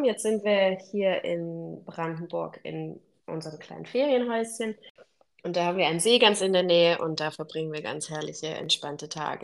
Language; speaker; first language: German; native; German